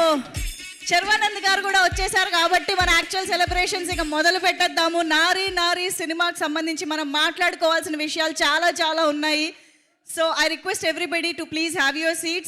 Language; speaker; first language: Telugu; native; Telugu